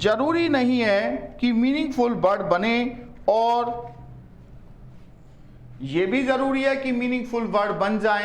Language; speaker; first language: Hindi; native; Hindi